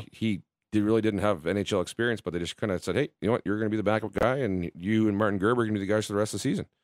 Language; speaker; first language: English; native; English